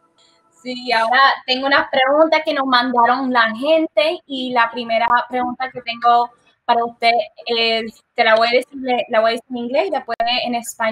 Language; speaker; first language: Spanish; early bilingual, heritage; Spanish